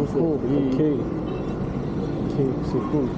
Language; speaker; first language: French; non-native, learner; English